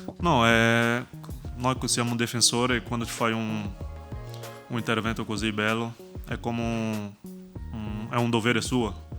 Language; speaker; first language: Italian; non-native, fluent; Portuguese